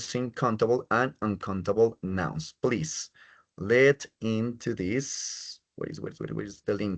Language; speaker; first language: English; non-native, fluent; Spanish